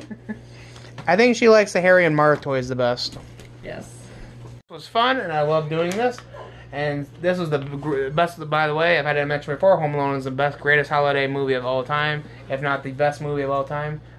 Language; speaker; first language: English; native; English